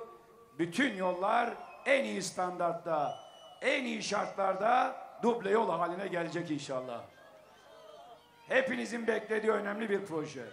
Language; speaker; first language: Turkish; native; Turkish